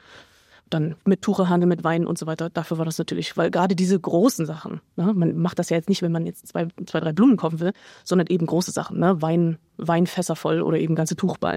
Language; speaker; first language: German; native; German